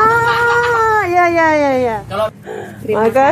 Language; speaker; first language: Indonesian; non-native, learner; Japanese